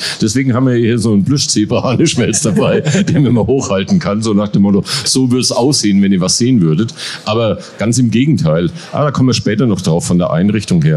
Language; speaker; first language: German; native; German